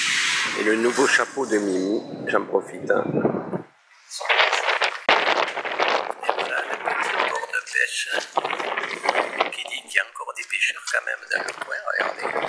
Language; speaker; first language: French; native; French